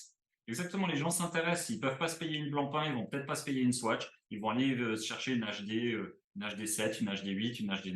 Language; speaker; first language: French; native; French